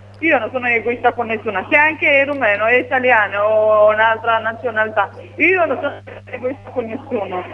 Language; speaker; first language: Italian; non-native, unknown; Romanian